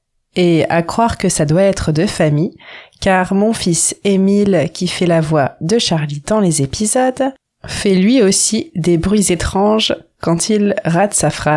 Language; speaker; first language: French; native; French